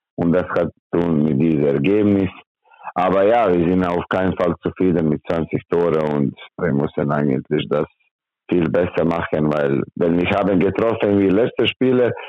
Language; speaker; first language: German; non-native, learner; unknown